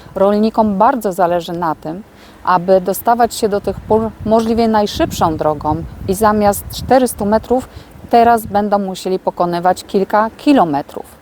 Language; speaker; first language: Polish; native; Polish